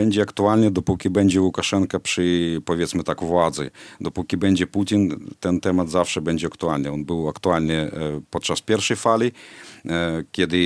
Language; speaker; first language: Polish; non-native, fluent; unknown